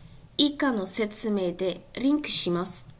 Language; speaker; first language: Japanese; non-native, learner; English